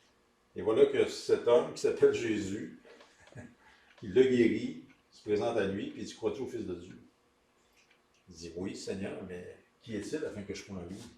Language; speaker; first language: French; native; French